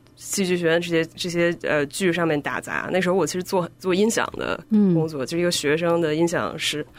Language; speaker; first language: Chinese; native; Chinese